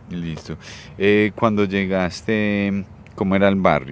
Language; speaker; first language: Spanish; native; Spanish